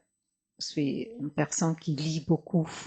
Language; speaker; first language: French; non-native, fluent; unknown